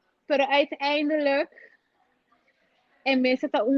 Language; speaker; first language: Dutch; non-native, local second language; Papiamento